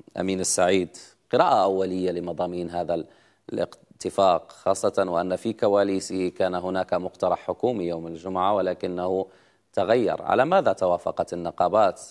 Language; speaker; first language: Arabic; native; Arabic